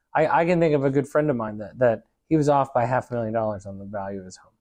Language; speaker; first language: English; native; English